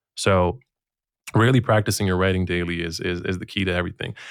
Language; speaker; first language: English; non-native, fluent; Bosnian